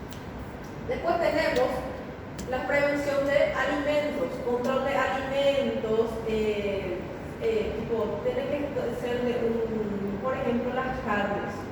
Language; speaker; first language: Spanish; native; Spanish